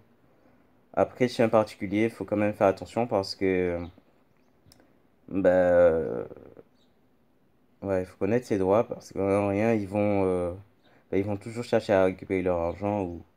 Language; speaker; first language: French; native; French